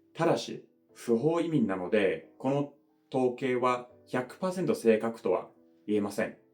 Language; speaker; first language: Japanese; non-native, fluent; English